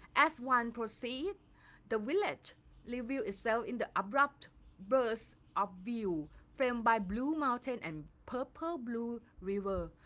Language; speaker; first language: English; non-native, learner; Thai